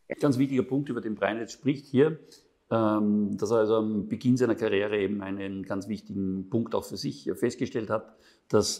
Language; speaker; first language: German; native; German